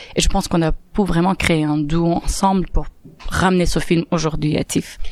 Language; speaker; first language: French; non-native, fluent; Persian